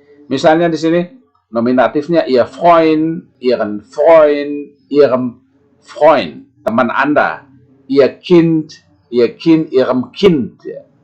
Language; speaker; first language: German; non-native, fluent; Indonesian